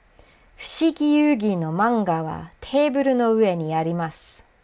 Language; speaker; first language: Japanese; non-native, fluent; English